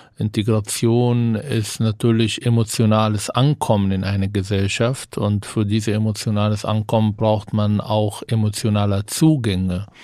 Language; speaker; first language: German; non-native, fluent; Arabic